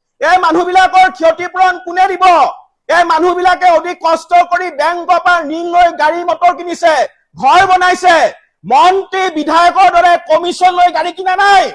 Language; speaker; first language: Assamese; native; Assamese